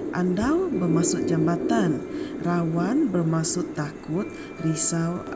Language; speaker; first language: Malay; non-native, local second language; Iban